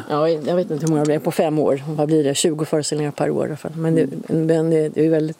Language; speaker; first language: Swedish; native; Swedish